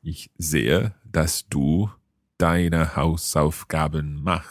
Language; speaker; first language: German; non-native, learner; English